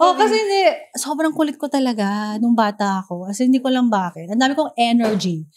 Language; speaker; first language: Filipino; non-native, local second language; Hiligaynon